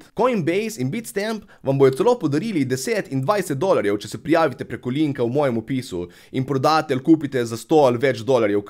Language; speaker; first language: Slovenian; native; Slovenian